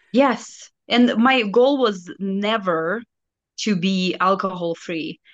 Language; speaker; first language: English; non-native, fluent; Russian